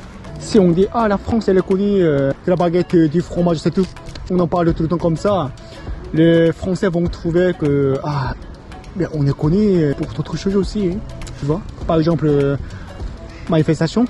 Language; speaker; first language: French; non-native, learner; Korean